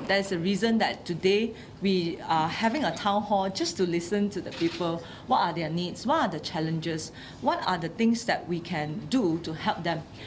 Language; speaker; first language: English; non-native, local second language; Chinese